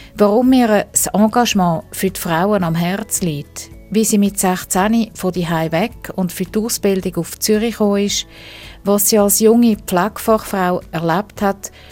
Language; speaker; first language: German; native; German